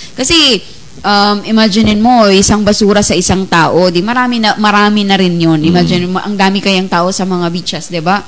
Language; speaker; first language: Filipino; non-native, local second language; Waray